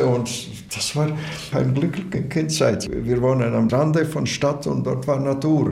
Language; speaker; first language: German; non-native, learner; Latvian